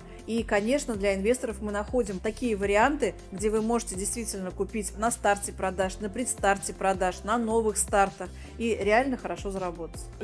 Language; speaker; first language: Russian; native; Russian